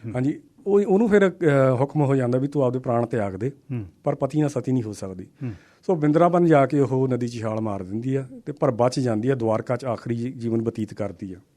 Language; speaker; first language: Punjabi; native; Punjabi